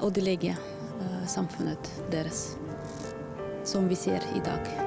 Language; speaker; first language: Norwegian; non-native, fluent; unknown